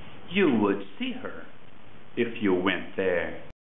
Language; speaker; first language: English; non-native, fluent; Portuguese